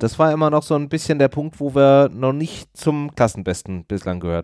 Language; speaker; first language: German; native; German